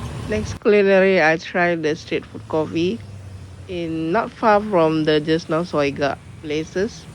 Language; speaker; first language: English; non-native, learner; Indonesian